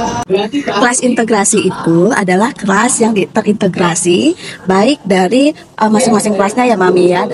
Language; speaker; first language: Indonesian; native; Indonesian